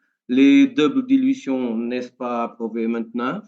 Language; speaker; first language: French; non-native, learner; Portuguese